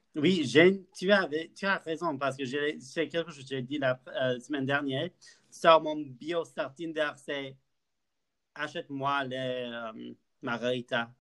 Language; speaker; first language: French; non-native, learner; English